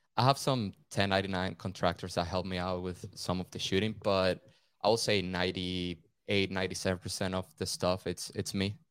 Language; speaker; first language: English; non-native, fluent; Spanish